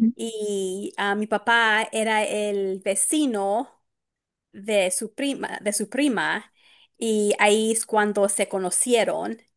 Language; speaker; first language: Spanish; early bilingual, heritage; Spanish